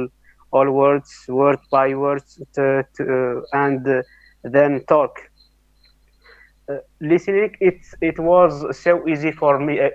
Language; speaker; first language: English; non-native, learner; Arabic